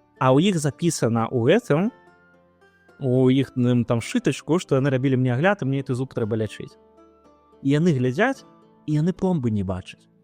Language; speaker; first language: Belarusian; non-native, local second language; Russian